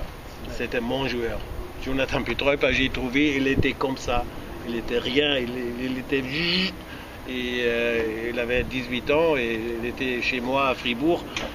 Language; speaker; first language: French; non-native, fluent; German